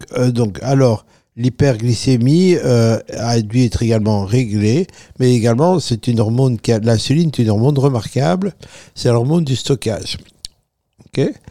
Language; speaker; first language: French; non-native, fluent; Italian